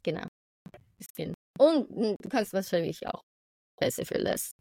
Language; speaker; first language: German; non-native, fluent; English